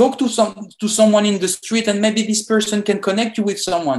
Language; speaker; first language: English; non-native, fluent; French